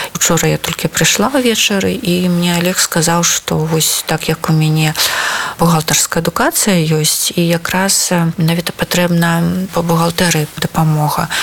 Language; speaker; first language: Belarusian; non-native, local second language; Russian